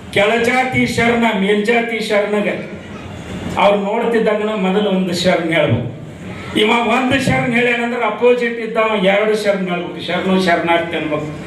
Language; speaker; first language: Kannada; native; Kannada